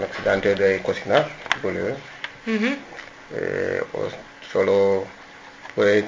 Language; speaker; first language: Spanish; non-native, learner; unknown